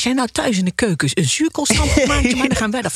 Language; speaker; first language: Dutch; native; Dutch